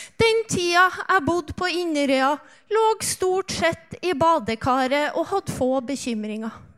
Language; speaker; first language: Norwegian; native; Norwegian